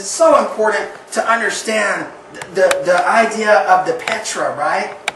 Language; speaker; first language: English; native; English